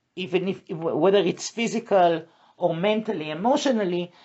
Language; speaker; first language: English; non-native, fluent; Hebrew